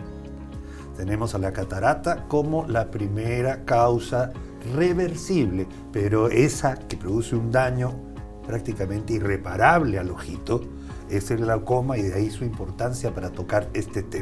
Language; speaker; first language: Spanish; native; Spanish